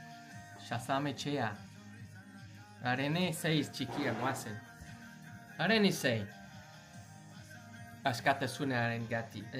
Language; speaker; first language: Basque; non-native, learner; English